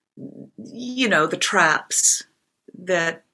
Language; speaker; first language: English; non-native, fluent; Japanese